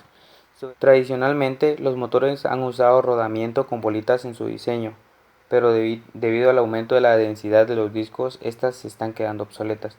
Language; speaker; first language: Spanish; native; Spanish